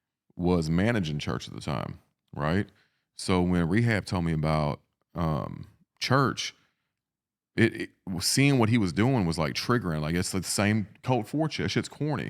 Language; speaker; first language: English; native; English